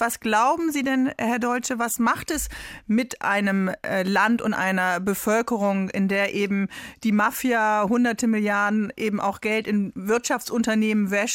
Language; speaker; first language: German; native; German